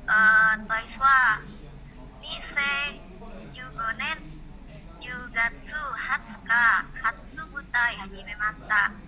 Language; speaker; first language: Japanese; non-native, learner; Indonesian